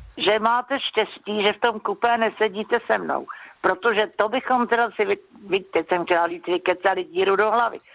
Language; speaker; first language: Czech; native; Czech